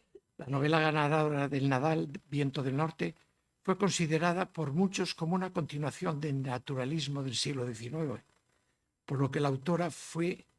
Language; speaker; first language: Spanish; native; Spanish